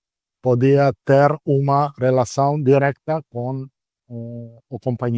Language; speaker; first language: Portuguese; non-native, learner; Italian